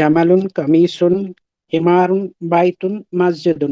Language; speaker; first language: Arabic; non-native, learner; Urdu